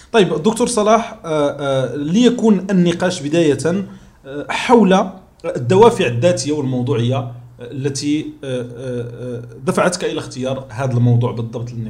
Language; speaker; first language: Arabic; native; Arabic